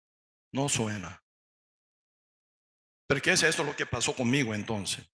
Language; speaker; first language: Spanish; non-native, learner; Korean